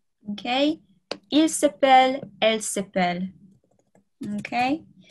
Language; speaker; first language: French; non-native, fluent; English